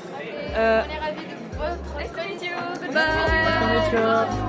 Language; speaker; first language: French; non-native, local second language; Arabic